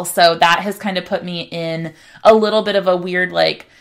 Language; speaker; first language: English; native; English